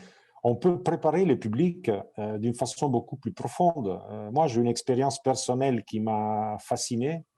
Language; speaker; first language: French; non-native, fluent; Italian